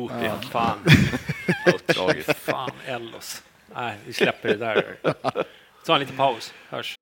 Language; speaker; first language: Swedish; native; Swedish